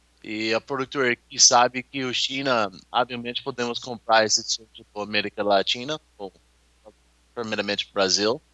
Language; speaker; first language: Portuguese; non-native, learner; English